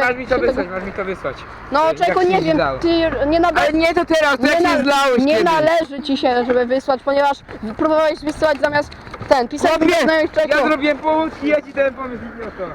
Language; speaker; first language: Polish; native; Polish